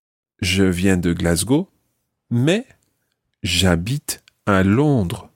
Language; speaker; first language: French; non-native, fluent; English